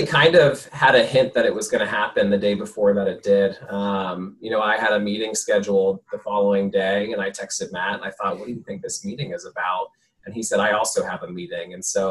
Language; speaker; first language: English; native; English